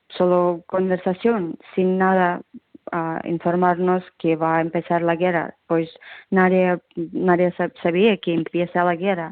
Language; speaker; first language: Spanish; non-native, fluent; Ukrainian